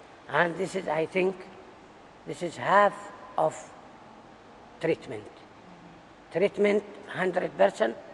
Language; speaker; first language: English; non-native, learner; Arabic